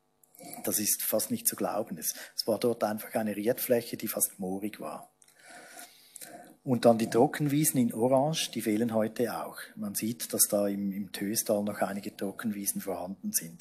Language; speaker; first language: German; native; German